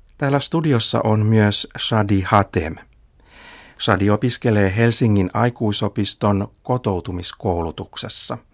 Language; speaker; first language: Finnish; native; Finnish